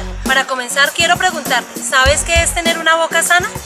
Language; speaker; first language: Spanish; native; Spanish